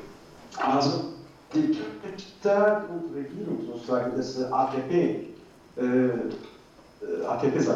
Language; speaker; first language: German; non-native, learner; Turkish